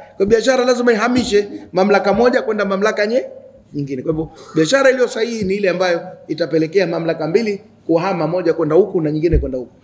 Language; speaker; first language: Swahili; native; Swahili